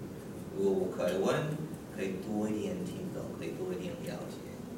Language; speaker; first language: Chinese; non-native, learner; English